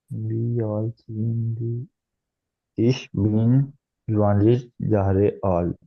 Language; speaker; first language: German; non-native, learner; Urdu